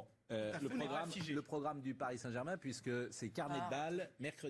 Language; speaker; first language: French; native; French